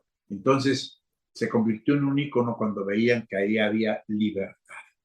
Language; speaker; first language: Spanish; native; Spanish